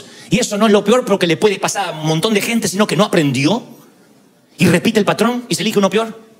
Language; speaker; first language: Spanish; native; Spanish